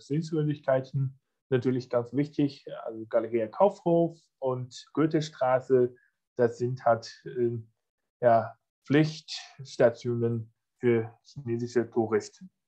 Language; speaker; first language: German; non-native, fluent; Chinese